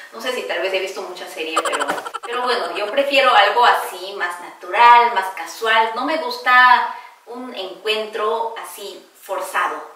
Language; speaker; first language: Spanish; early bilingual, heritage; Korean